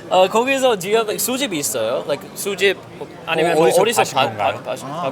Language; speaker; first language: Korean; non-native, learner; English